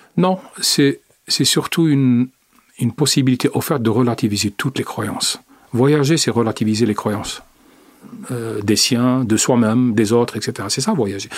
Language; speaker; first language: French; non-native, local second language; Arabic